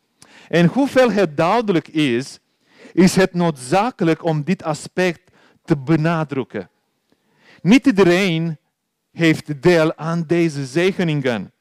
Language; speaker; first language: Dutch; non-native, learner; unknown